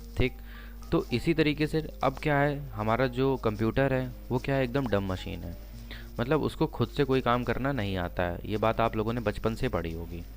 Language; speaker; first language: Hindi; native; Hindi